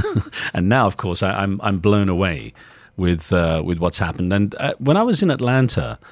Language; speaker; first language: English; native; English